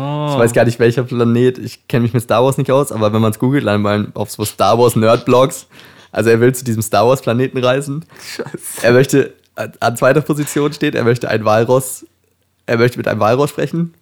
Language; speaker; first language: German; native; German